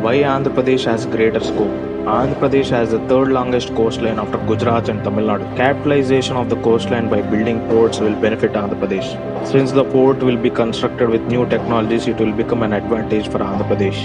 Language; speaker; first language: English; non-native, local second language; Telugu